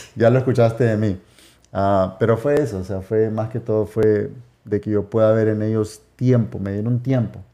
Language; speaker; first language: Spanish; native; Spanish